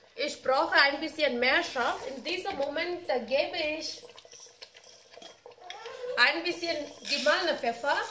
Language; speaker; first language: German; non-native, learner; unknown